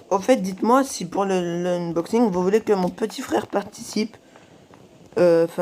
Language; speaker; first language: French; native; French